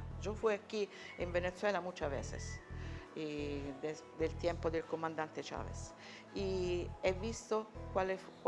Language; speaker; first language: Spanish; non-native, learner; Italian